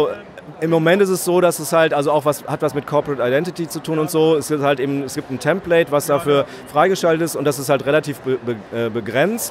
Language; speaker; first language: German; native; German